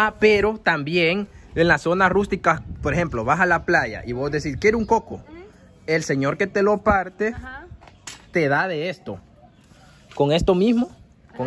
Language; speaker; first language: Spanish; native; Spanish